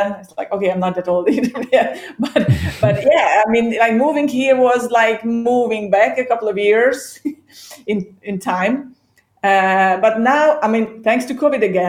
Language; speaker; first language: English; non-native, fluent; Hungarian